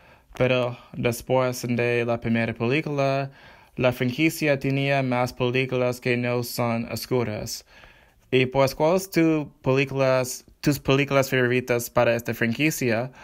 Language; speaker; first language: Spanish; non-native, learner; English